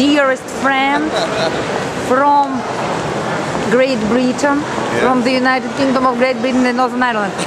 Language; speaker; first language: English; non-native, learner; Russian